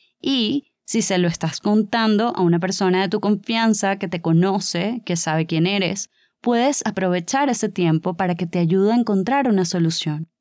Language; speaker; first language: Spanish; native; Spanish